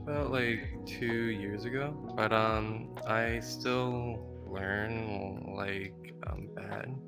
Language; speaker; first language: English; non-native, learner; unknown